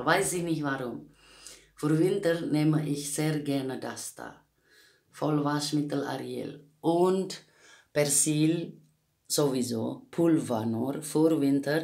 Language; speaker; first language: German; non-native, learner; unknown